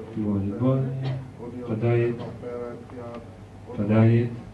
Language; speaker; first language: Russian; non-native, learner; Czech